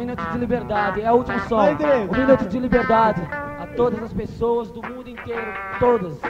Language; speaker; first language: Portuguese; native; Portuguese